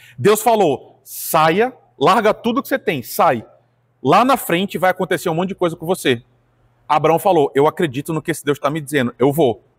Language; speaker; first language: Portuguese; native; Portuguese